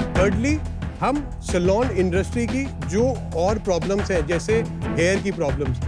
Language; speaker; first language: Hindi; native; Hindi